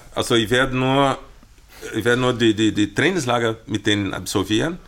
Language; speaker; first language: German; non-native, fluent; Portuguese